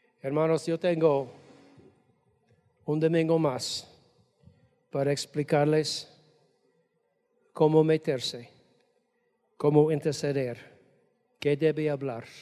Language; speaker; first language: Spanish; non-native, fluent; English